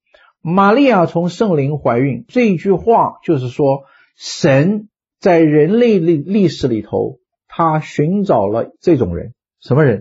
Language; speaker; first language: Chinese; native; Chinese